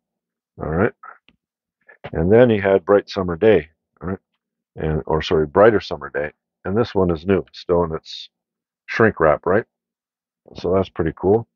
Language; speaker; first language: English; native; English